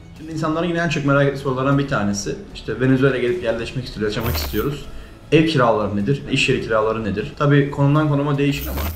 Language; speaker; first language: Turkish; native; Turkish